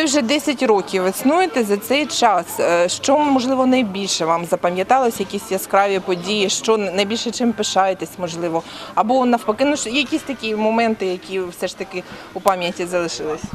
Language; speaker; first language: Ukrainian; native; Ukrainian